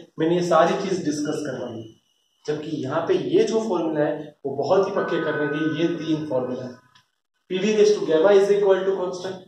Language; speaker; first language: Hindi; non-native, local second language; Gujarati